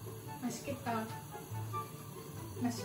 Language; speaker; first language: Korean; non-native, learner; French